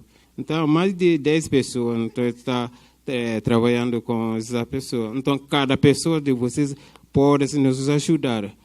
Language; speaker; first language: Portuguese; non-native, fluent; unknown